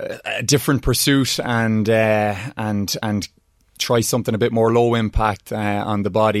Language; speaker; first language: English; native; English